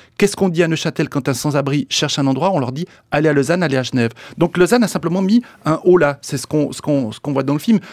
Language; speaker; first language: French; early bilingual, other home language; Spanish